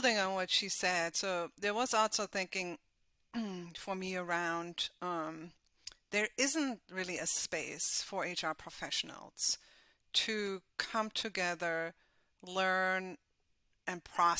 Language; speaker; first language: English; non-native, fluent; German